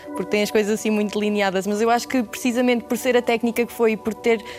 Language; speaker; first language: Portuguese; native; Portuguese